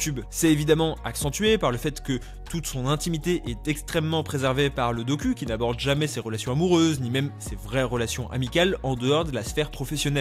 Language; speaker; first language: French; native; French